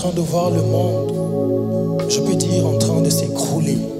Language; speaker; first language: French; non-native, local second language; Lingala